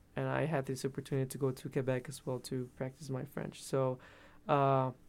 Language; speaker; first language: English; non-native, fluent; Spanish